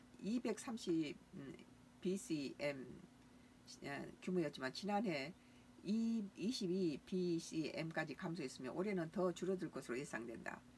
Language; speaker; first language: Korean; native; Korean